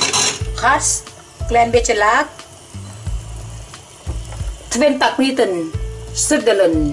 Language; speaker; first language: Dutch; non-native, learner; Thai